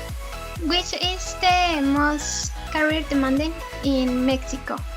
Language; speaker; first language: English; non-native, learner; Spanish